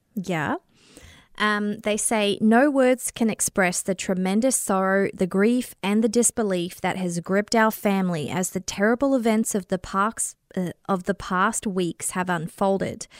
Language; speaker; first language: English; native; English